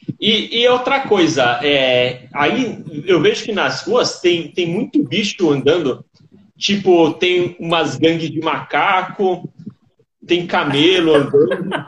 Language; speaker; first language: Portuguese; native; Portuguese